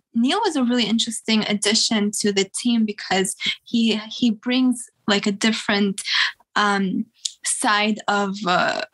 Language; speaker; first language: English; early bilingual, other home language; Russian